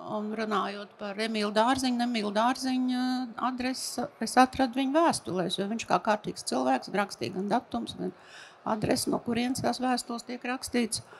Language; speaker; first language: Latvian; native; Latvian